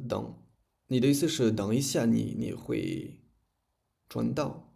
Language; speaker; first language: Chinese; non-native, learner; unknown